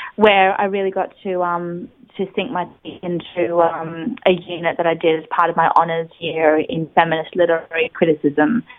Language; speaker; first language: English; native; English